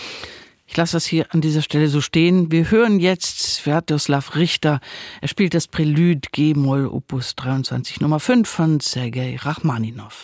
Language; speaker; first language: German; native; German